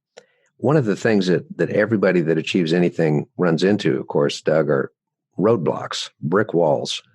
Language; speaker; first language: English; native; English